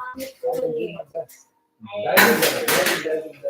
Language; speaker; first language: English; non-native, learner; Japanese